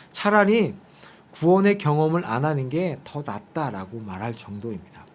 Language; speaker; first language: Korean; native; Korean